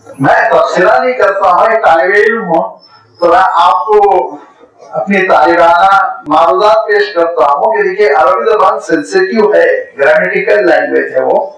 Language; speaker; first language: Urdu; native; Urdu